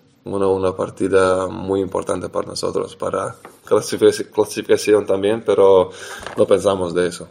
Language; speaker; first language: Spanish; non-native, fluent; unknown